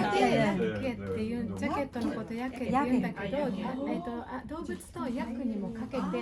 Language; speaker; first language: Japanese; native; Japanese